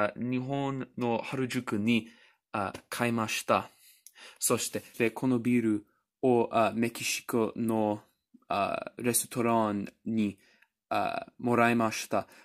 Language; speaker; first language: Japanese; non-native, learner; English